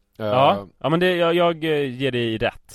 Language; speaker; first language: Swedish; native; Swedish